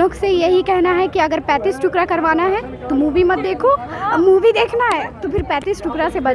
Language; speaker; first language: Hindi; native; Hindi